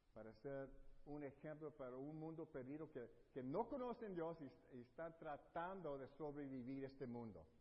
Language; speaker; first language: Spanish; early bilingual, heritage; Spanish